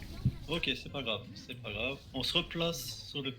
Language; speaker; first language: French; native; French